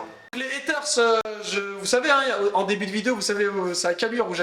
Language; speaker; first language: French; native; French